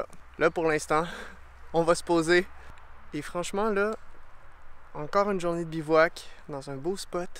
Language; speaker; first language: French; native; French